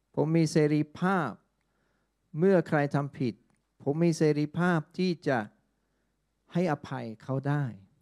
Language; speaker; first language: Thai; non-native, fluent; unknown